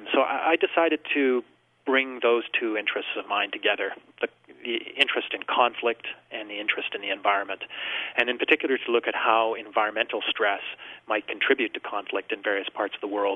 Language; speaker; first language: English; native; English